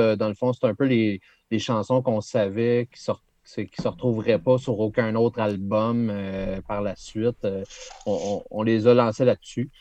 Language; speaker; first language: French; native; French